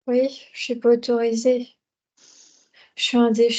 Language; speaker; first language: French; native; French